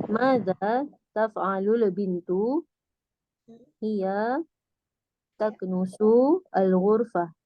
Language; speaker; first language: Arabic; non-native, learner; Indonesian